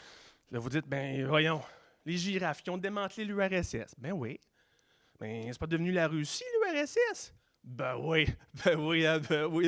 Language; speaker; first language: French; native; French